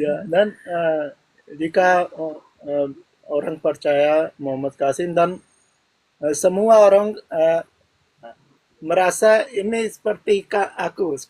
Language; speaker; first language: Indonesian; non-native, learner; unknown